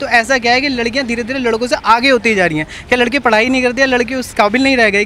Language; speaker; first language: Hindi; native; Hindi